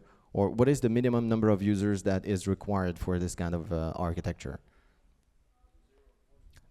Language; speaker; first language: English; non-native, fluent; French